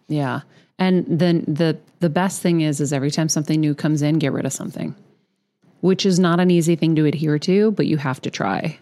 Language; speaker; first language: English; early bilingual, other home language; Greek